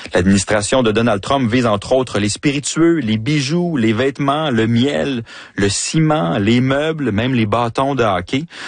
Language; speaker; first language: French; native; French